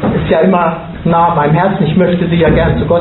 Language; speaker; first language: German; native; German